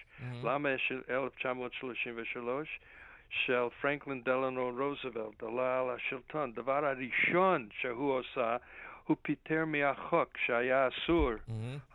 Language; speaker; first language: Hebrew; non-native, fluent; English